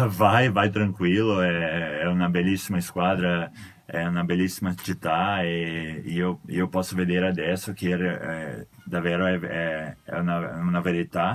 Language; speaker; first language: Italian; non-native, fluent; Portuguese